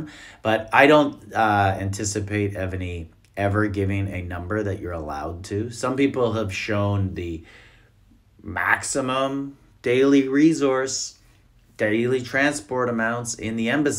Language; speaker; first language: English; native; English